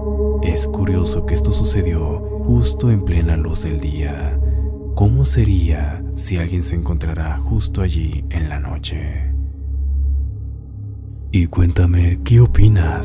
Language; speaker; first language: Spanish; native; Spanish